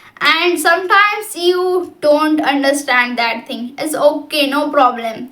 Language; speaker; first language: English; non-native, local second language; Hindi